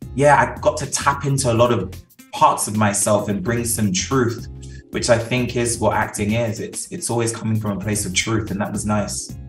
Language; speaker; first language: English; native; English